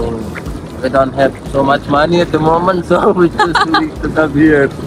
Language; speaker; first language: English; non-native, learner; Indonesian